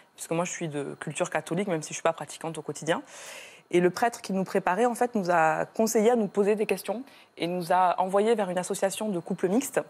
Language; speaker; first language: French; native; French